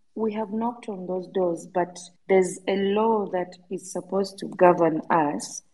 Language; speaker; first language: English; non-native, local second language; Ganda